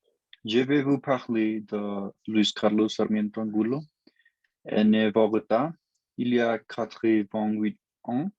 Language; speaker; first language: French; non-native, learner; Spanish